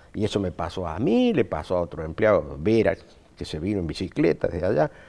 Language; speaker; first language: Spanish; native; Spanish